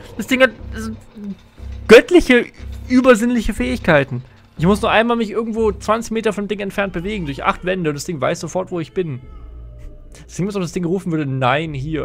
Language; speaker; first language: German; native; German